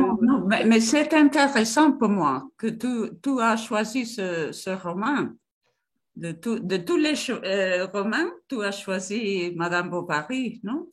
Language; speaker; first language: French; non-native, learner; Spanish